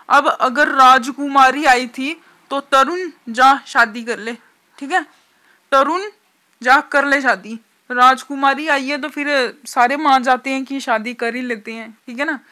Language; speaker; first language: Hindi; native; Hindi